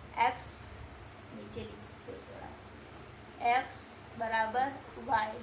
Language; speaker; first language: Hindi; native; Hindi